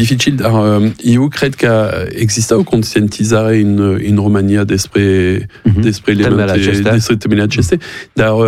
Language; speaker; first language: Romanian; non-native, learner; French